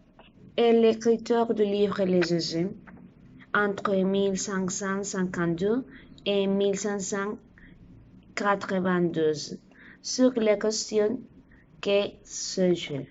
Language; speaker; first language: French; non-native, learner; Spanish